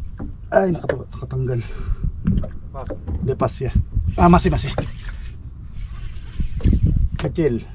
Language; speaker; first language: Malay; non-native, learner; Filipino